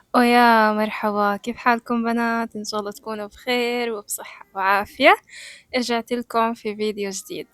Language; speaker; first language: Arabic; native; Arabic